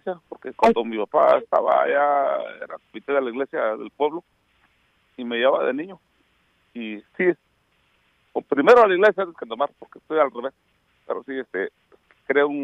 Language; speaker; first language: Spanish; non-native, local second language; Mixtepec Mixtec